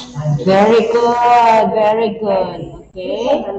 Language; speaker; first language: English; non-native, local second language; Filipino